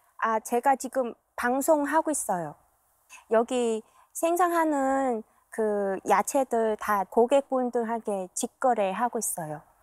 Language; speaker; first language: Korean; non-native, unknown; Vietnamese